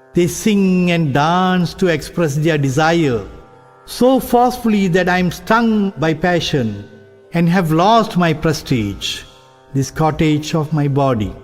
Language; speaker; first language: English; non-native, local second language; Tamil